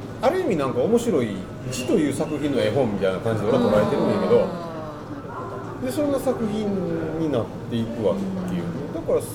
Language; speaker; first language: Japanese; native; Japanese